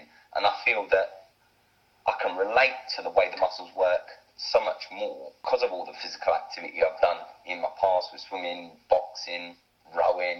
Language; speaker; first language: English; native; English